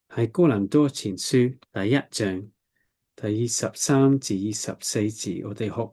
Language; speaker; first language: Cantonese; non-native, learner; English